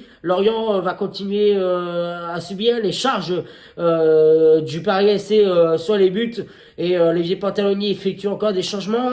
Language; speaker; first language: French; native; French